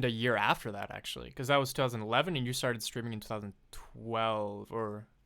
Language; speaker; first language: English; non-native, fluent; French